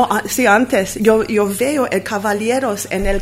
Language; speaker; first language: Spanish; non-native, learner; Armenian